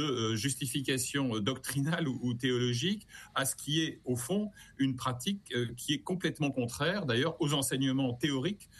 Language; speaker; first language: French; native; French